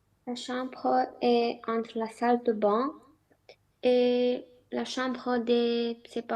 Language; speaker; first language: French; non-native, learner; Romanian